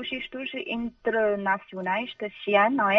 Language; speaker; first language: Portuguese; non-native, fluent; Chinese